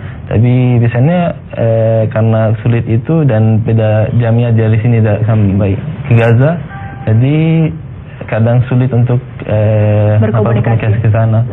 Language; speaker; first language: Indonesian; non-native, fluent; Arabic